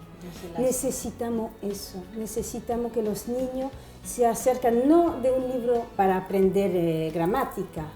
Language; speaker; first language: Spanish; non-native, fluent; French